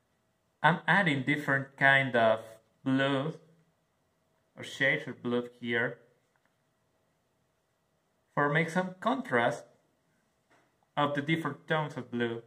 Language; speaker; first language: English; non-native, learner; Spanish